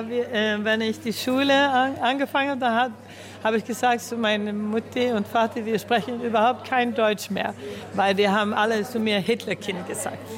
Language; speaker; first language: German; early bilingual, heritage; German